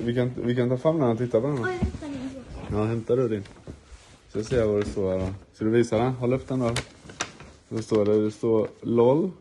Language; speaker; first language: Swedish; native; Swedish